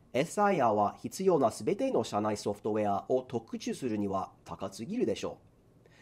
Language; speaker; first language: Japanese; non-native, fluent; English